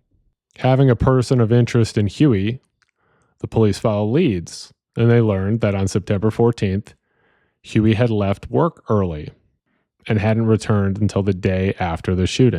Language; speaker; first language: English; native; English